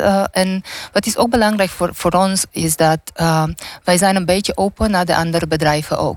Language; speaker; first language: Dutch; non-native, learner; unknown